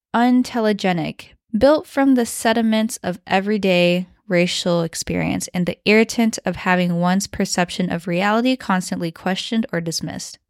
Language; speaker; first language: English; early bilingual, other home language; Chinese